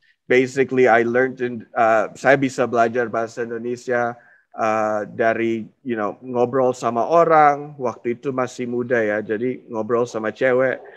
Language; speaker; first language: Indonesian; non-native, fluent; English